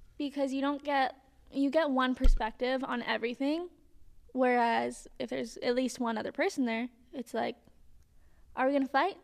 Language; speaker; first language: English; native; English